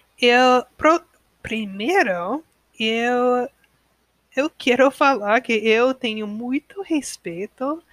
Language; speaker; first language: Portuguese; non-native, learner; English